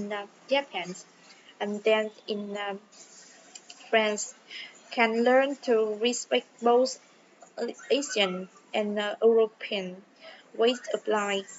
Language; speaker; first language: English; non-native, learner; Vietnamese